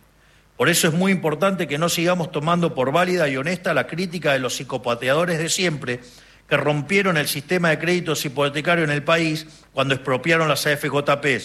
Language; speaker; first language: Spanish; native; Spanish